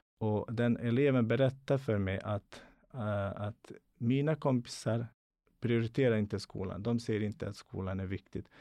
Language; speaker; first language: Swedish; non-native, fluent; Bosnian